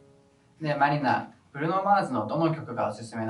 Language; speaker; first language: Japanese; non-native, fluent; English